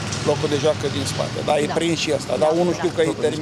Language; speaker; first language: Romanian; native; Romanian